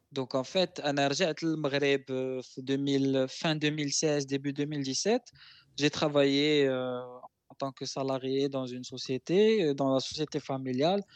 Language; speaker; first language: French; non-native, local second language; Arabic